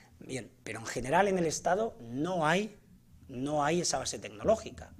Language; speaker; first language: Spanish; native; Spanish